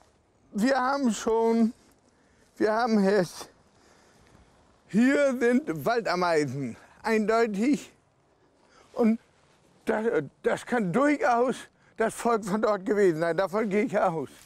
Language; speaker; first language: German; native; German